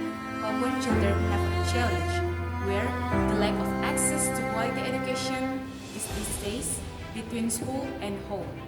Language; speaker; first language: English; non-native, learner; Indonesian